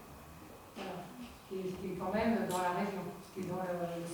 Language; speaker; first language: French; native; French